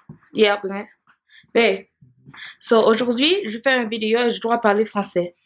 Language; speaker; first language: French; non-native, learner; Haitian Creole